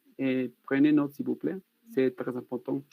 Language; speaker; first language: French; non-native, learner; Spanish